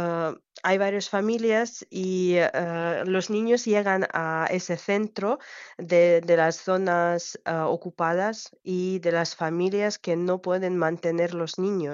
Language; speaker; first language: Spanish; non-native, fluent; Ukrainian